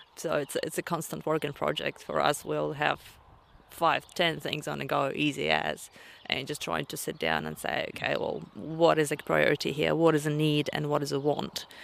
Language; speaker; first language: English; non-native, fluent; Russian